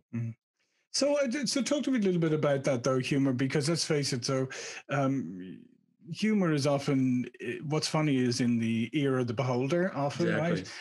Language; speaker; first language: English; native; English